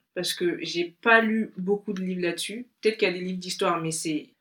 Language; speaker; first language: French; non-native, local second language; Bambara